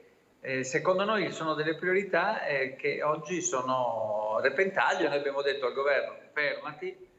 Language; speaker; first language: Italian; native; Italian